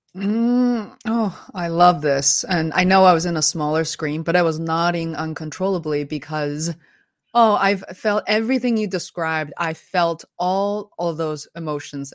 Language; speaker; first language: English; non-native, fluent; Chinese